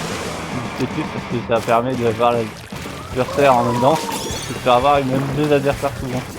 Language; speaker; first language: French; native; French